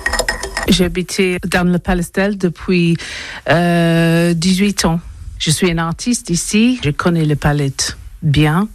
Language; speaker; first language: French; non-native, learner; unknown